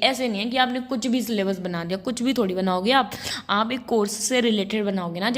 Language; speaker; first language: Hindi; native; Hindi